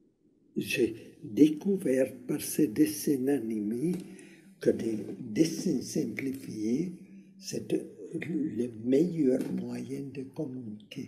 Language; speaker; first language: French; non-native, learner; Hungarian